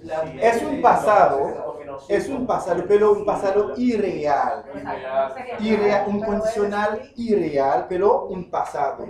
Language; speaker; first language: Spanish; non-native, fluent; Haitian Creole